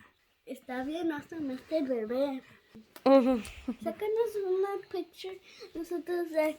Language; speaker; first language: Spanish; early bilingual, heritage; Spanish